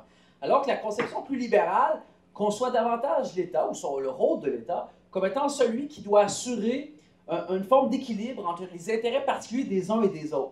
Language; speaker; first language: French; native; French